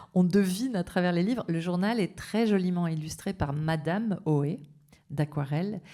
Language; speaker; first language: French; native; French